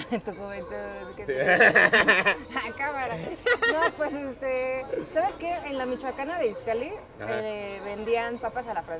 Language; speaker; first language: Spanish; native; Spanish